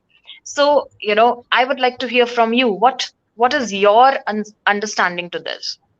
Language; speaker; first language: English; non-native, local second language; Hindi